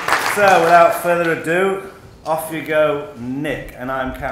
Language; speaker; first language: English; native; English